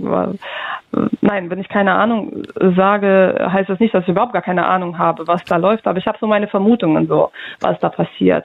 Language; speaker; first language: German; early bilingual, other home language; Russian